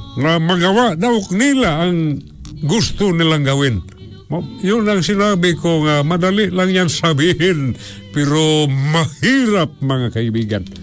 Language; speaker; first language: Filipino; non-native, local second language; Cebuano